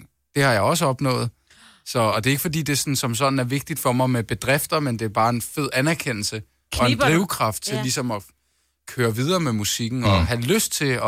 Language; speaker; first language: Danish; native; Danish